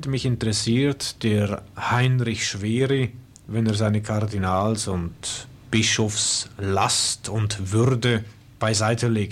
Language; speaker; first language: German; native; German